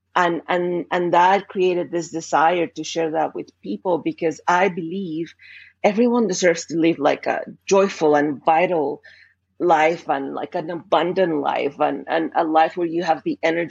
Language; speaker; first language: English; non-native, fluent; Spanish